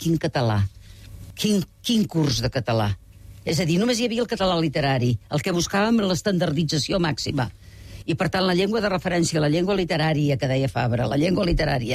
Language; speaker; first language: Catalan; native; Catalan